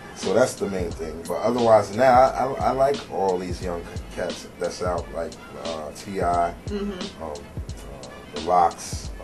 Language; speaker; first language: English; native; English